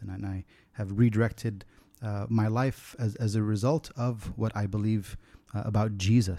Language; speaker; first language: English; native; English